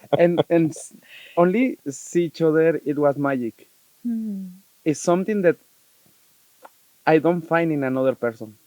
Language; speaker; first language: English; non-native, learner; Spanish